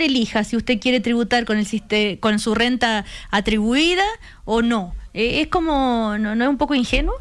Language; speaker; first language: Spanish; native; Spanish